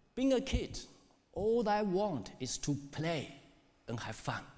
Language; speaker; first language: English; non-native, fluent; Chinese